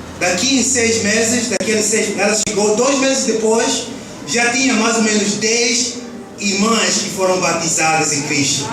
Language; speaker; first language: Portuguese; early bilingual, heritage; Portuguese